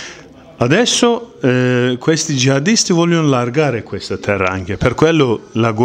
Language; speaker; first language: Italian; non-native, learner; Kurdish